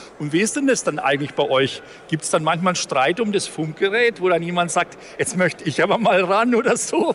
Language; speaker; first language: German; native; German